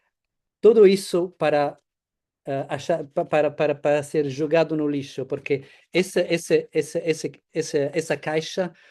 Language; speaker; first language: Portuguese; non-native, fluent; Italian